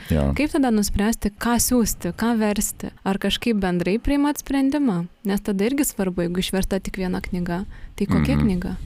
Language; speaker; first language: Lithuanian; native; Lithuanian